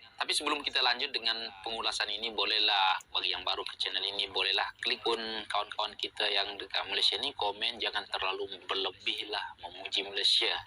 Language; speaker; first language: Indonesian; native; Indonesian